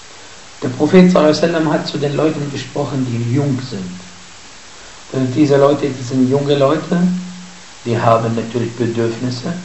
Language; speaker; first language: German; non-native, fluent; Arabic